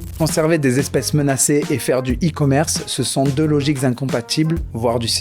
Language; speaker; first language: French; native; French